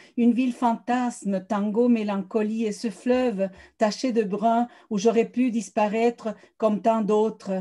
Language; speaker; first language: French; early bilingual, other home language; Spanish